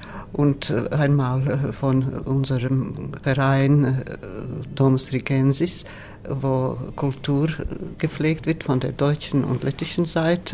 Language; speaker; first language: German; non-native, fluent; Latvian